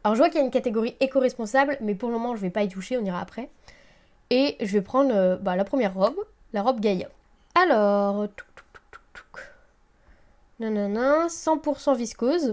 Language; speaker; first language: French; native; French